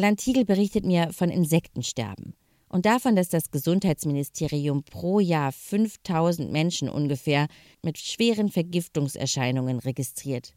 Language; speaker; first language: German; native; German